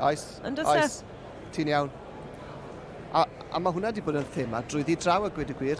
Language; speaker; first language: Welsh; native; Welsh